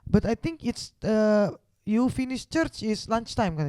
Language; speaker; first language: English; non-native, fluent; Indonesian